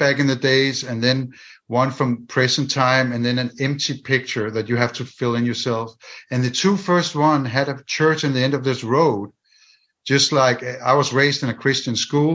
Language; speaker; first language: English; non-native, fluent; Danish